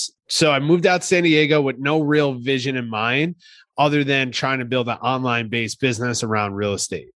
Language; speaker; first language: English; native; English